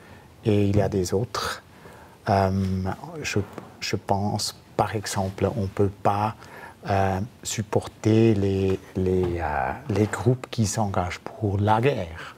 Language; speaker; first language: French; non-native, fluent; German